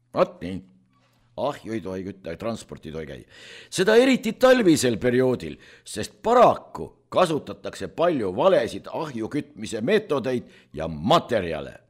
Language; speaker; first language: Estonian; native; Estonian